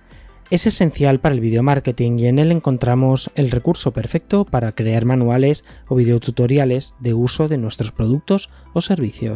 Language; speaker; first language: Spanish; native; Spanish